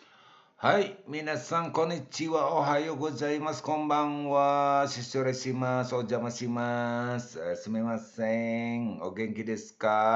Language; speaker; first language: Japanese; non-native, fluent; Indonesian